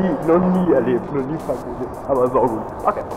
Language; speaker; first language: German; native; German